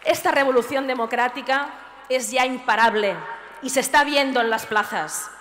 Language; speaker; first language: Spanish; non-native, local second language; Catalan